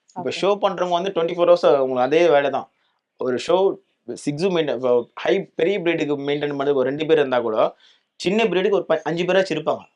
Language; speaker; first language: Tamil; native; Tamil